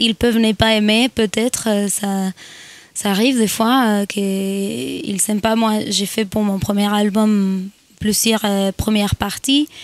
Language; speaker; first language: French; non-native, fluent; Spanish